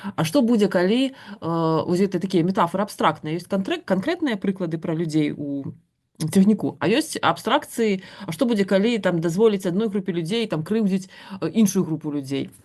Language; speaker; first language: Belarusian; non-native, local second language; Russian